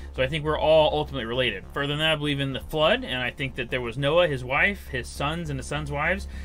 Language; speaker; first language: English; native; English